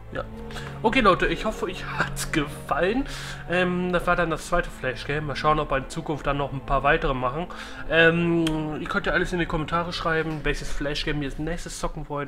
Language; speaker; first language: German; native; German